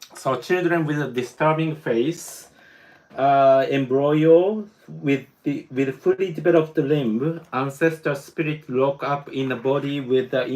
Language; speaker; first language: English; non-native, learner; Japanese